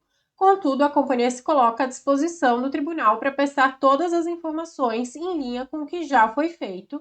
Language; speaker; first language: Portuguese; native; Portuguese